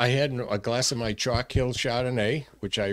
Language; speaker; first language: English; native; English